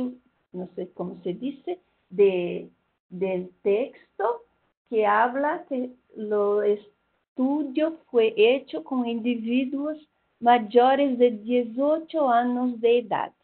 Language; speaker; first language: Spanish; non-native, fluent; Portuguese